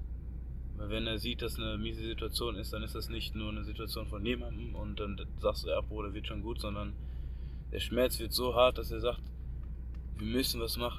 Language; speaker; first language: German; native; German